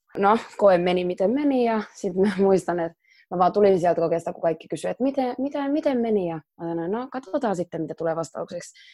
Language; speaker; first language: Finnish; early bilingual, other home language; Somali